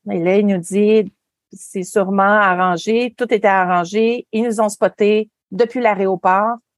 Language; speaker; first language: French; native; French